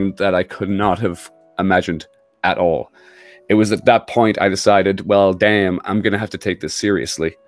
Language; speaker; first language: English; native; English